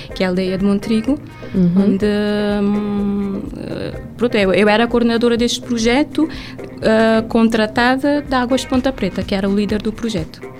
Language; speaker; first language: Portuguese; non-native, local second language; Kabuverdianu